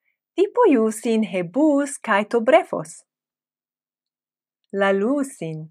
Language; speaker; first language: Greek; non-native, fluent; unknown